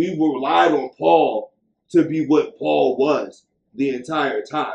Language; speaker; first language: English; native; English